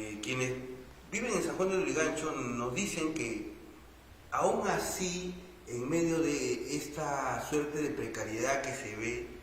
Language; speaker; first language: Spanish; native; Spanish